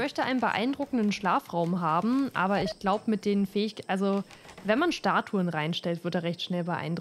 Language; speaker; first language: German; native; German